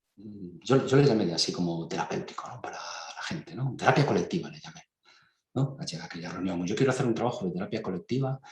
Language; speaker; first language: Spanish; native; Spanish